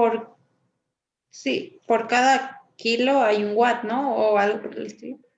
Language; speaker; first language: Spanish; native; Spanish